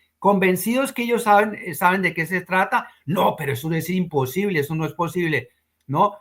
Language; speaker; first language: Spanish; native; Spanish